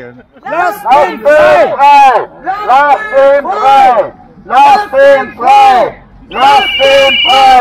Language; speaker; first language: German; native; German